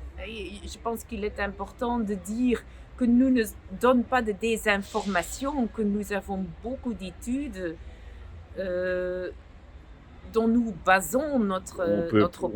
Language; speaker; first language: French; non-native, local second language; Dutch